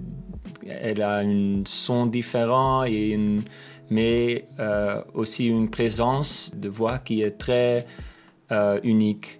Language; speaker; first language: French; non-native, learner; Dutch